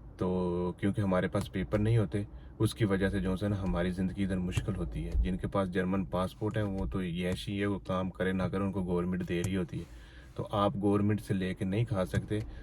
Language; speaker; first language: Urdu; non-native, local second language; Punjabi